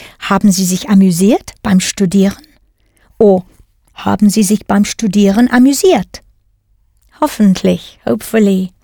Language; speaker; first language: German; non-native, fluent; English